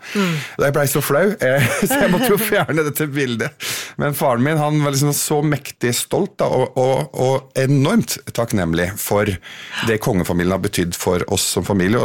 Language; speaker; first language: Norwegian; early bilingual, other home language; Arabic